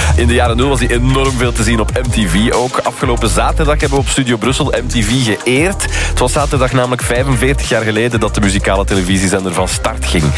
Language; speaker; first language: Dutch; native; Dutch